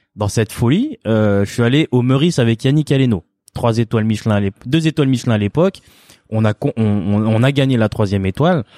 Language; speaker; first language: French; native; French